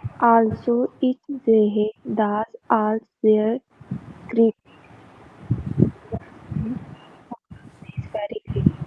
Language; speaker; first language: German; non-native, learner; Hindi